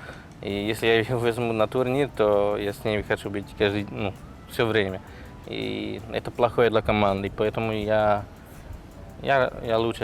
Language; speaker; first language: Russian; non-native, fluent; Slovak